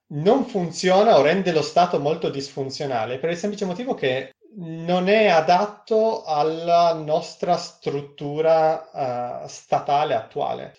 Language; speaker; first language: Italian; native; Italian